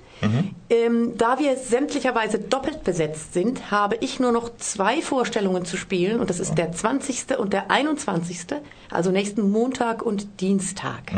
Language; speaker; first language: German; native; German